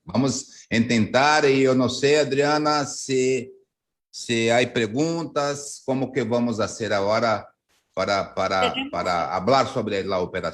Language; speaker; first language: Spanish; non-native, learner; Portuguese